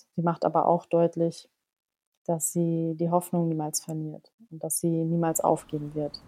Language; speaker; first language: German; native; German